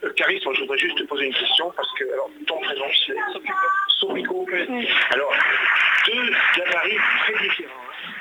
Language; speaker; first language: French; native; French